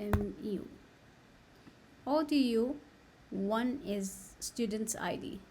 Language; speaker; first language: English; non-native, learner; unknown